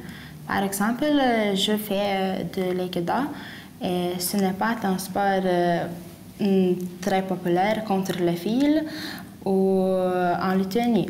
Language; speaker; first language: French; non-native, learner; Lithuanian